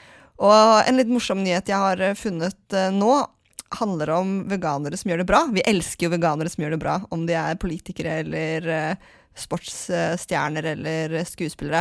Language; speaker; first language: Norwegian; native; Norwegian